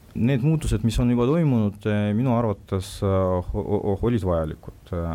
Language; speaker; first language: Estonian; non-native, local second language; Russian